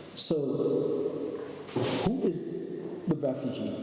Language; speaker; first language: English; non-native, learner; Arabic